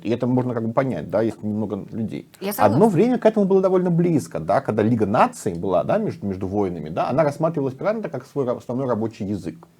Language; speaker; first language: Russian; native; Russian